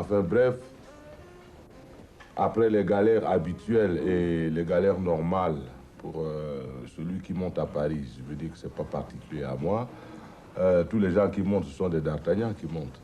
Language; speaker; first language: French; non-native, local second language; Duala